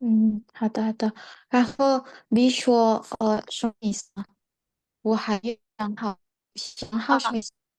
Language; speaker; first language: Chinese; non-native, learner; Indonesian